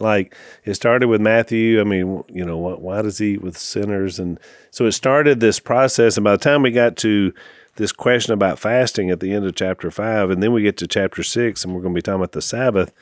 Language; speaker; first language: English; native; English